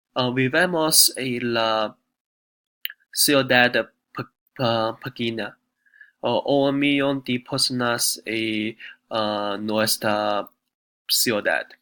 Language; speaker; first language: Spanish; non-native, learner; Chinese